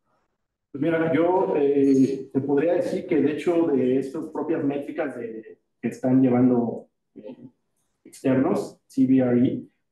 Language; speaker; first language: Spanish; native; Spanish